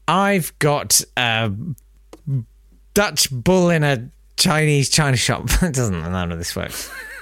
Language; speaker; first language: English; native; English